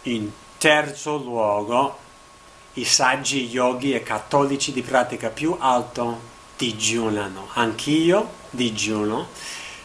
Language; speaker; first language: Italian; non-native, learner; English